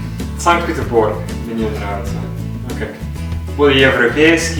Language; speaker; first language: Russian; non-native, learner; English